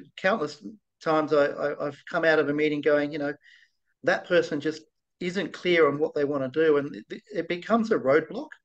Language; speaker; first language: English; native; English